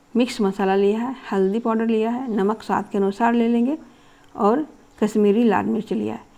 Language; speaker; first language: Hindi; native; Hindi